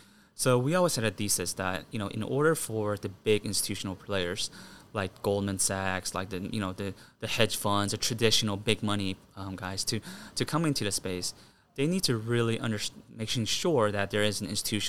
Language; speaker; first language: English; native; English